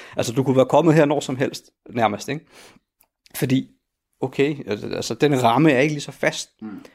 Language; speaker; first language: Danish; early bilingual, other home language; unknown